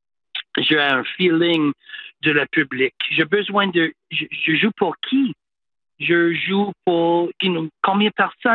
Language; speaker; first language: French; non-native, local second language; English